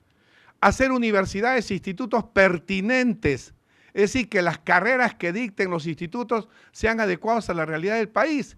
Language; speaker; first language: Spanish; native; Spanish